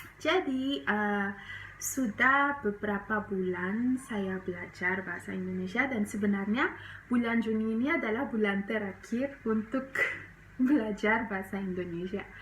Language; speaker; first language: Indonesian; non-native, fluent; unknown